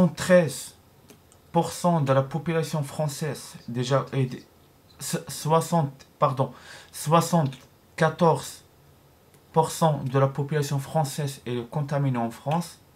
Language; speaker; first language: French; non-native, learner; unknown